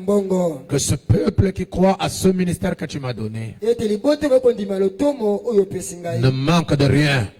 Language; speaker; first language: French; non-native, local second language; Lingala